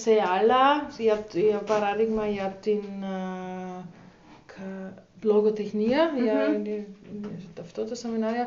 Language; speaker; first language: Greek; non-native, learner; German